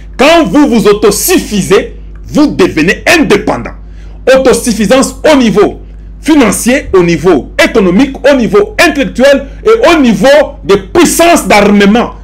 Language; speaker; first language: French; non-native, local second language; Lingala